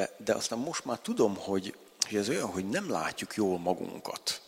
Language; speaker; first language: Hungarian; native; Hungarian